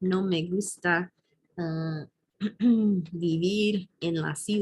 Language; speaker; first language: Spanish; non-native, fluent; English